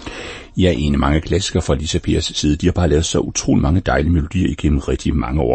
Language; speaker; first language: Danish; native; Danish